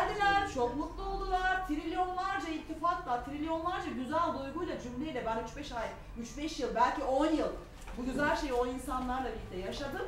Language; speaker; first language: Turkish; native; Turkish